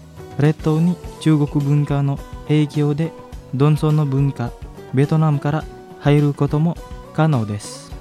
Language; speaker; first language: Japanese; non-native, fluent; Indonesian